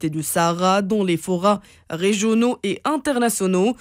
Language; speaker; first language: French; non-native, local second language; Arabic